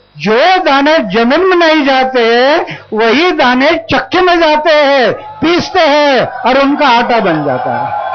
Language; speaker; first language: Hindi; non-native, local second language; Marathi